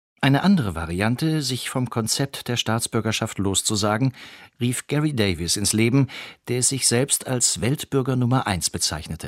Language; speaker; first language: German; native; German